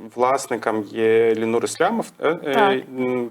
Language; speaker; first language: Ukrainian; native; Ukrainian